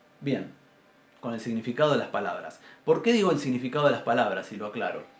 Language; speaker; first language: Spanish; native; Spanish